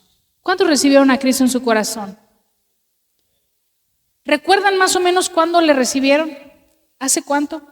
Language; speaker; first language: Spanish; native; Spanish